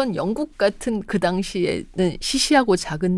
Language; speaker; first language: Korean; native; Korean